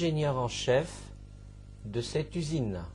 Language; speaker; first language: French; non-native, fluent; Chinese